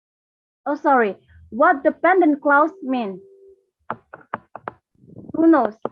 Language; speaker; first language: English; non-native, learner; Indonesian